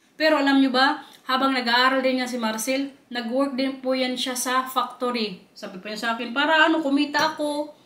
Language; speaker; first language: Filipino; non-native, local second language; Waray